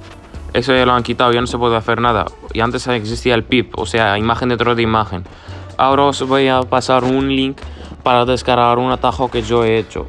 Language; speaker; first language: Spanish; native; Spanish